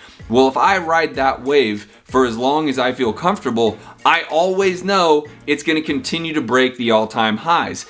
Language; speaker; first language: English; native; English